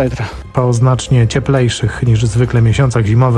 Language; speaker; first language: Polish; native; Polish